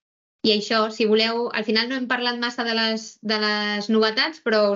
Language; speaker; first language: Catalan; native; Catalan